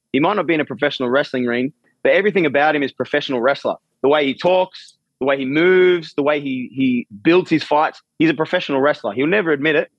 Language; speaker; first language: English; native; English